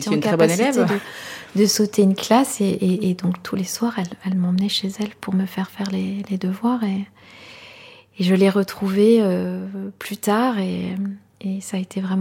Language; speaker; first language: French; non-native, local second language; Kinyarwanda